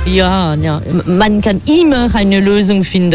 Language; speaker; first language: German; non-native, fluent; French